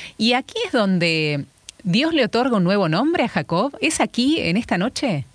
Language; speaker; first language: Spanish; native; Spanish